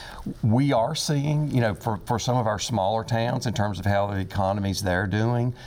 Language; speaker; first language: English; native; English